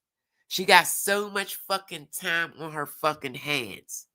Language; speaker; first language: English; native; English